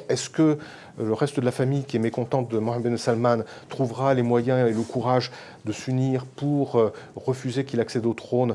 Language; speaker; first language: French; native; French